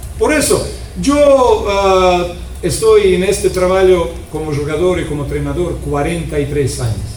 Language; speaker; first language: Spanish; non-native, fluent; Croatian